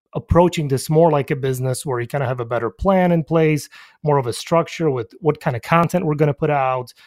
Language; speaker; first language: English; early bilingual, other home language; Polish